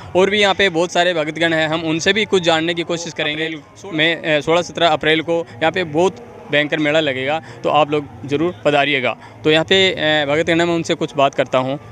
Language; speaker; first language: Hindi; native; Hindi